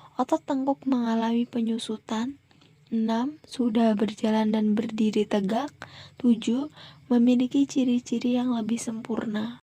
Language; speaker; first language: Indonesian; native; Indonesian